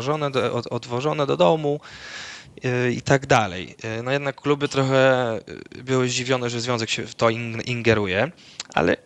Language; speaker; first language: Polish; early bilingual, other home language; Dutch